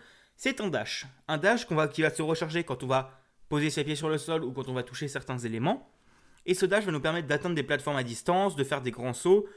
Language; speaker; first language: French; native; French